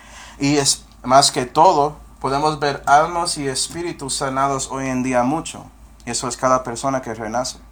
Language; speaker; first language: Spanish; non-native, fluent; English